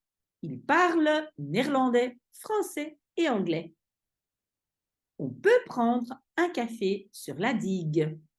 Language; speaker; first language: French; non-native, fluent; Dutch